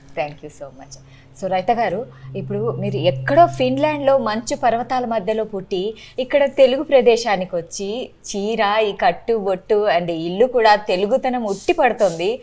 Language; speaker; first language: Telugu; native; Telugu